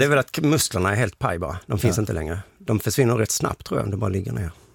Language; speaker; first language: Swedish; native; Swedish